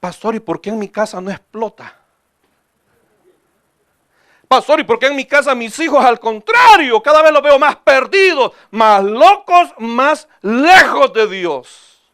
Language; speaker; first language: Spanish; native; Spanish